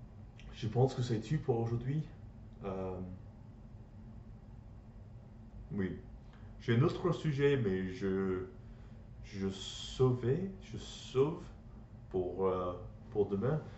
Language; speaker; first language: French; non-native, learner; English